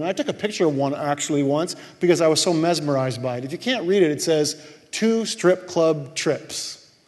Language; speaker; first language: English; native; English